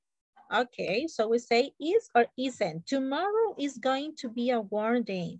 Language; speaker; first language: English; non-native, learner; Spanish